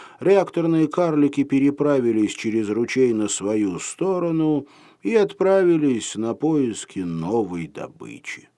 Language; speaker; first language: Russian; native; Russian